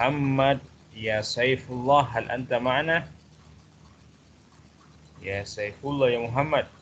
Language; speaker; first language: Arabic; non-native, fluent; Malay